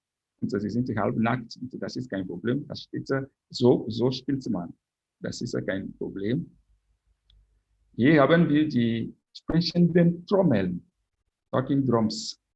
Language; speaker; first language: German; non-native, fluent; French